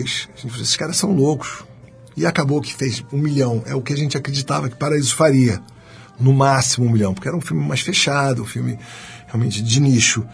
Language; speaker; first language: Portuguese; native; Portuguese